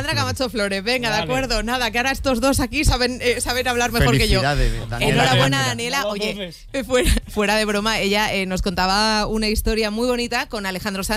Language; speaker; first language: Spanish; native; Spanish